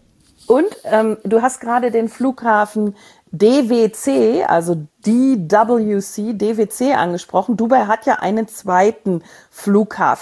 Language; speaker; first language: German; native; German